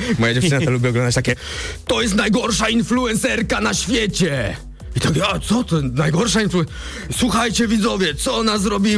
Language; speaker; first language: Polish; native; Polish